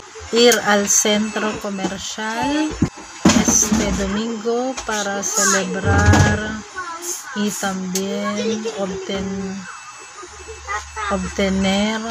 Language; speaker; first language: Spanish; non-native, learner; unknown